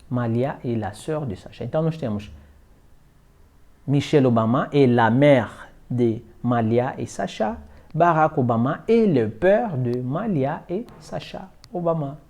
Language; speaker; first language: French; non-native, fluent; Portuguese